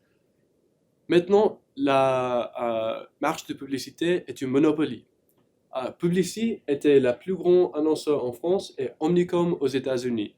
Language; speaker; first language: French; non-native, learner; English